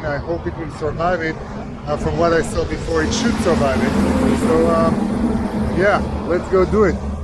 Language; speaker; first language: English; non-native, fluent; Hebrew